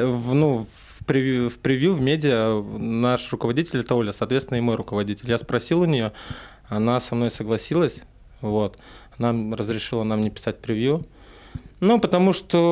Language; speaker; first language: Russian; native; Russian